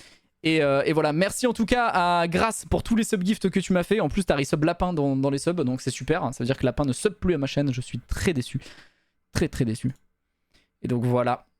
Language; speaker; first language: French; native; French